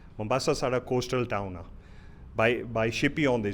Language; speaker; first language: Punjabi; early bilingual, heritage; Punjabi